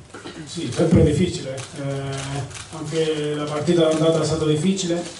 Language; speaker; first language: Italian; non-native, fluent; Spanish